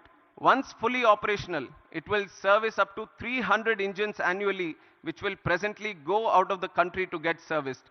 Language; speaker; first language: English; non-native, local second language; Telugu